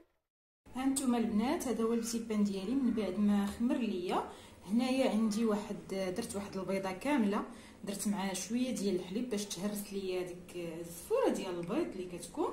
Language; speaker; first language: Arabic; native; Arabic